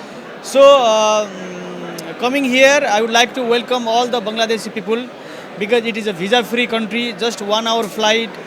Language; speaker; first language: English; non-native, fluent; Nepali